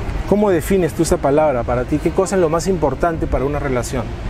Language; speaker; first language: Spanish; native; Spanish